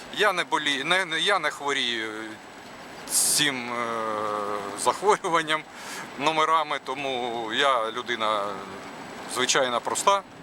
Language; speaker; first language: Ukrainian; non-native, local second language; Russian